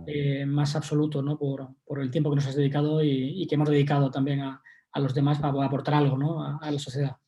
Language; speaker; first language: Spanish; native; Spanish